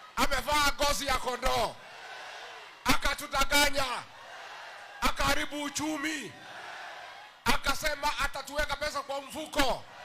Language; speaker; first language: Swahili; non-native, local second language; Kikuyu